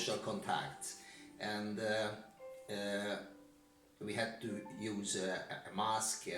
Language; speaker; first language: English; non-native, learner; Hungarian